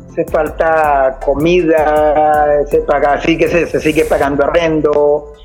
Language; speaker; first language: Spanish; native; Spanish